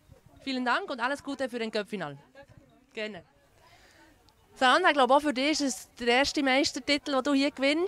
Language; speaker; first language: German; native; German